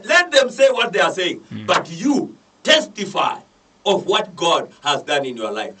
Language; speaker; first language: English; non-native, local second language; Swahili